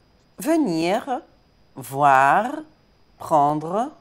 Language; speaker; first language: French; non-native, fluent; Arabic